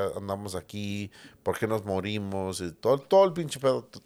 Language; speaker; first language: Spanish; early bilingual, heritage; Spanish